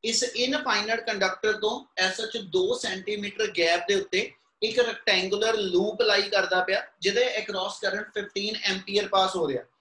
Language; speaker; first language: Hindi; non-native, local second language; Punjabi